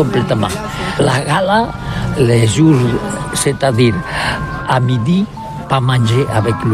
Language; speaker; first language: French; non-native, learner; Catalan